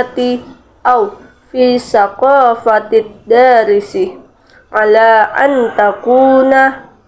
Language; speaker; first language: Arabic; non-native, learner; Indonesian